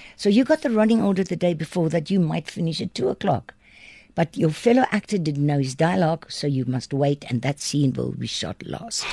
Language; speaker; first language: English; non-native, local second language; Afrikaans